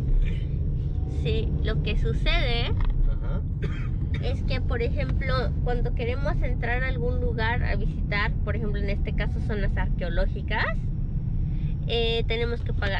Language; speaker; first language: Spanish; native; Spanish